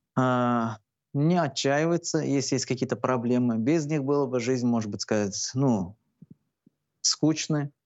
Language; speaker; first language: Russian; non-native, local second language; Turkmen